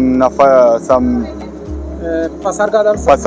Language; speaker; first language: English; non-native, local second language; Hindi